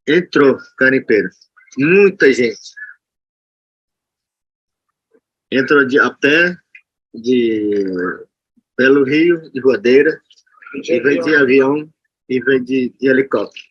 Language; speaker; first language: Portuguese; non-native, local second language; Yanomámi